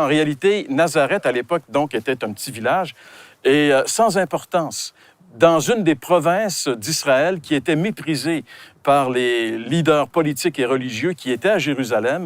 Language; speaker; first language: French; native; French